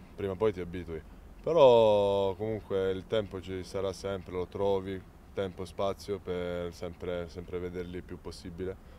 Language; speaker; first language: Italian; non-native, fluent; Serbian